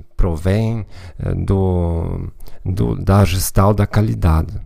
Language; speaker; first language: Portuguese; non-native, fluent; German